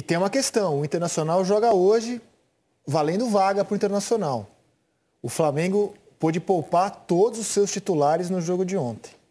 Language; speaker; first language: Portuguese; native; Portuguese